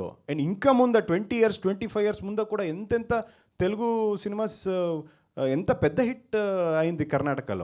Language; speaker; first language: Telugu; non-native, local second language; Kannada